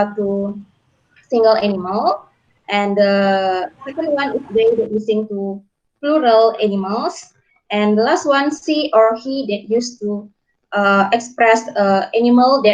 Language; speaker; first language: English; non-native, learner; Indonesian